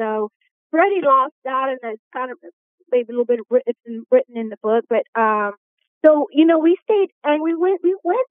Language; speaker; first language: English; native; English